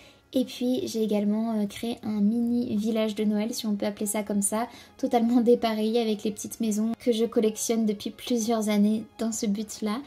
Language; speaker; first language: French; native; French